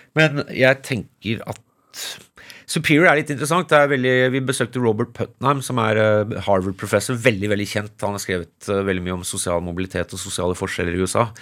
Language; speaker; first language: Norwegian; early bilingual, other home language; English